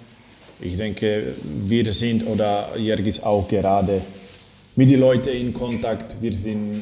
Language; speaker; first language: German; non-native, fluent; Slovak